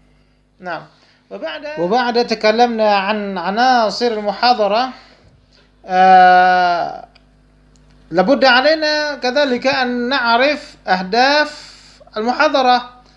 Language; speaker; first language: Arabic; non-native, fluent; Indonesian